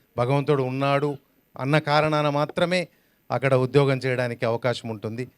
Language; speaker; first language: Telugu; native; Telugu